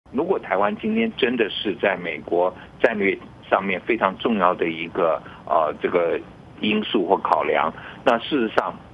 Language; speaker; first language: Chinese; native; Chinese